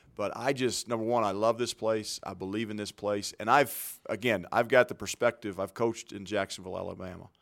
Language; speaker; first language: English; native; English